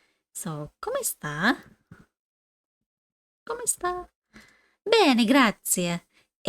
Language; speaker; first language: Italian; non-native, fluent; English